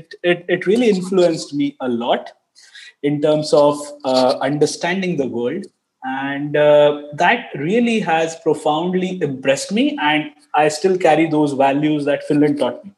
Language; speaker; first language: English; non-native, local second language; Marathi